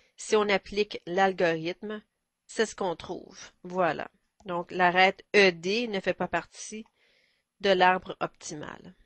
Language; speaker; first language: French; native; French